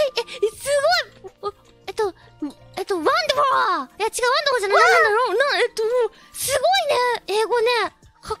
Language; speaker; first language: Japanese; native; Japanese